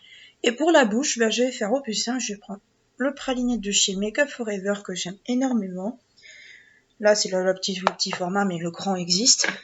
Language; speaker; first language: French; native; French